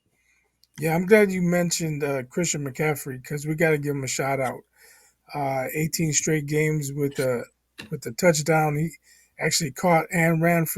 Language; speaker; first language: English; native; English